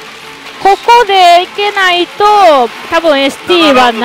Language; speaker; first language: Japanese; native; Japanese